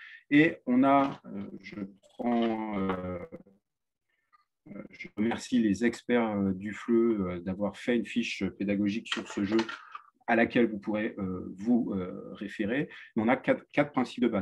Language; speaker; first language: French; native; French